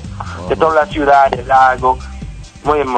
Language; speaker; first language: Spanish; non-native, learner; English